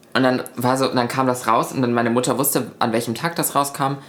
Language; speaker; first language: German; native; German